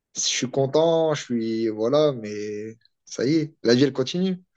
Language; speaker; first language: French; native; French